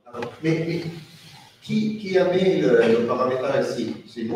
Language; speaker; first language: French; non-native, learner; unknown